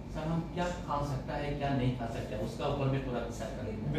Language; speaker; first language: Hindi; non-native, local second language; Assamese